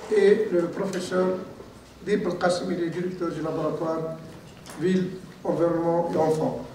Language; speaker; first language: French; non-native, local second language; Arabic